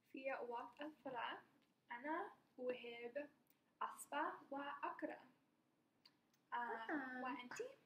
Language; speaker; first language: Arabic; non-native, learner; English